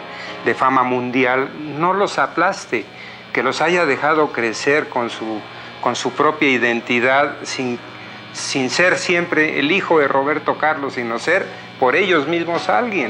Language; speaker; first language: Spanish; native; Spanish